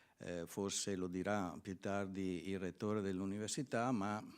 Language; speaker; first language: Italian; native; Italian